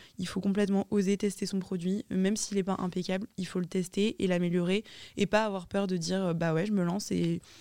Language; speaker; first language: French; native; French